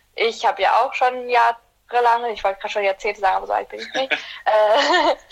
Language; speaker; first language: German; early bilingual, other home language; Turkish